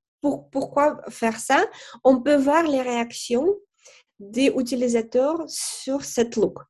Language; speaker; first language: French; non-native, fluent; Russian